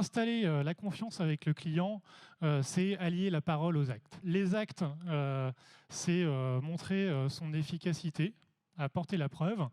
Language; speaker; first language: French; native; French